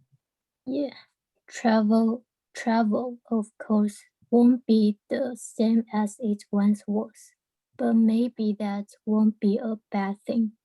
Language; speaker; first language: English; non-native, learner; Chinese